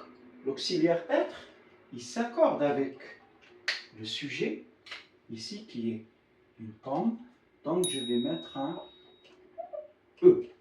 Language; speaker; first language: French; non-native, local second language; Arabic